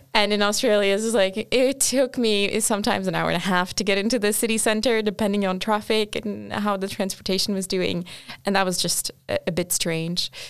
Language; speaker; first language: English; non-native, fluent; Portuguese